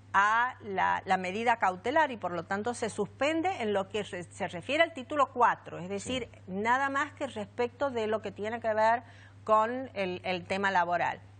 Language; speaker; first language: Spanish; native; Spanish